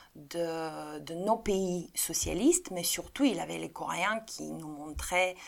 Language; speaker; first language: French; non-native, fluent; Bulgarian